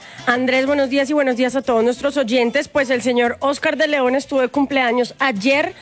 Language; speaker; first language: Spanish; native; Spanish